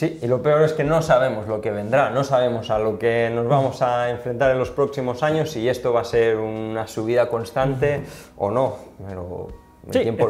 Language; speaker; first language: Spanish; native; Spanish